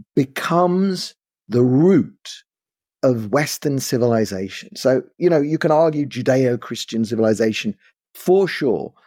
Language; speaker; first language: English; native; English